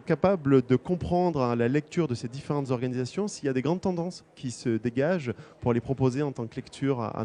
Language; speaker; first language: French; native; French